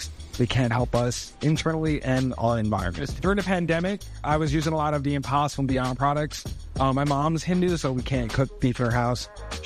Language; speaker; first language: English; native; English